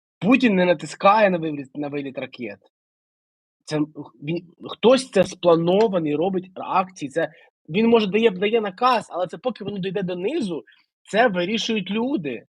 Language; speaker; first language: Ukrainian; native; Ukrainian